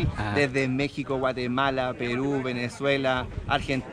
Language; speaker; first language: Spanish; native; Spanish